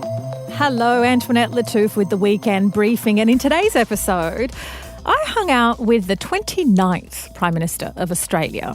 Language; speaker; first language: English; native; English